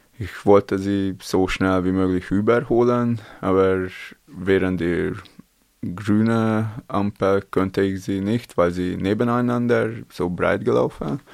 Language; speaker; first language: German; non-native, learner; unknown